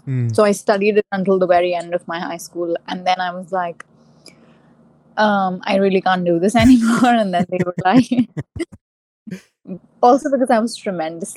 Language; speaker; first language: English; non-native, local second language; Hindi